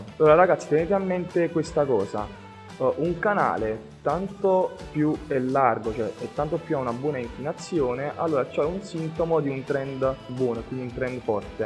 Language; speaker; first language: Italian; native; Italian